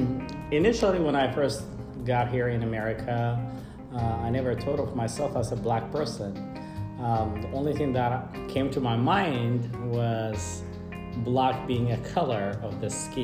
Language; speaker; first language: English; non-native, fluent; Amharic